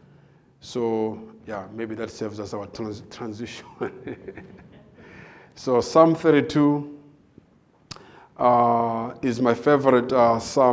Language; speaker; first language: English; non-native, local second language; Nyanja